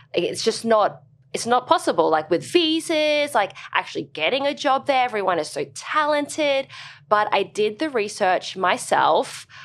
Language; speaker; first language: English; native; English